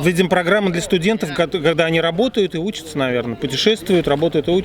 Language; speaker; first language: Russian; native; Russian